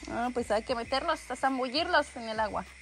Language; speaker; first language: Spanish; native; Spanish